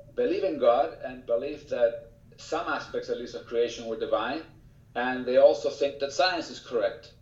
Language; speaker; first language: English; early bilingual, other home language; Spanish